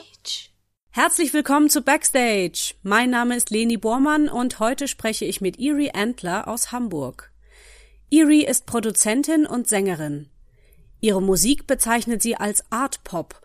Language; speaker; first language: German; native; German